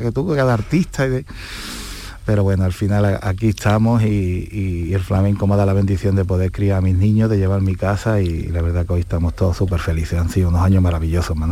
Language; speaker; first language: Spanish; native; Spanish